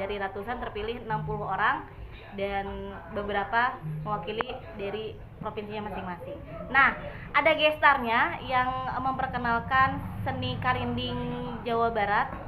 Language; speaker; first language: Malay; non-native, local second language; Sundanese